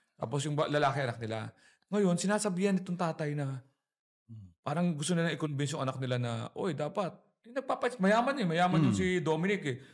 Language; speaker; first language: Filipino; native; Filipino